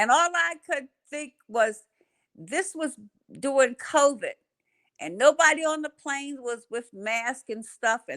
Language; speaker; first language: English; native; English